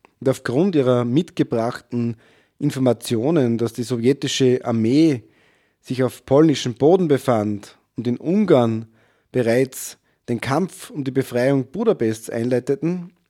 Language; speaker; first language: German; native; German